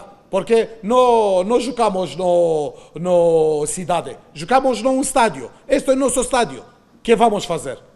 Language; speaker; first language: Portuguese; non-native, learner; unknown